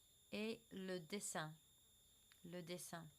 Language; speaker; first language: French; non-native, fluent; English